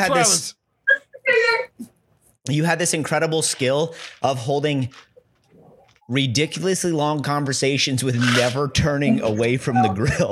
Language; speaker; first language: English; native; English